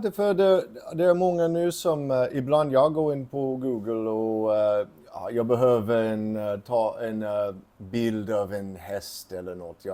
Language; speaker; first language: Swedish; non-native, fluent; English